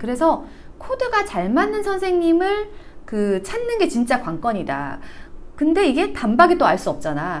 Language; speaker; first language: Korean; native; Korean